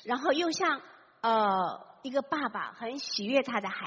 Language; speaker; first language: Chinese; native; Chinese